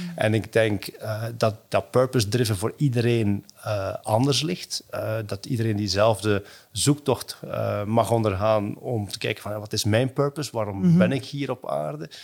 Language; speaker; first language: Dutch; native; Dutch